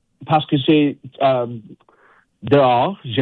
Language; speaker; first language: French; non-native, local second language; English